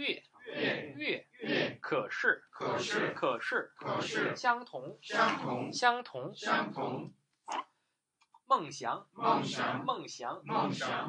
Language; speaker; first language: Chinese; non-native, fluent; Korean